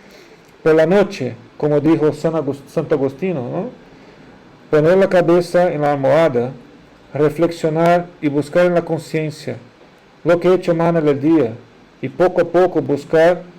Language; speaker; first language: Spanish; non-native, fluent; Portuguese